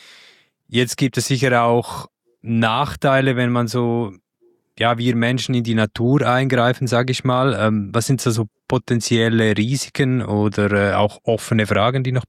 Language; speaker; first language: German; native; German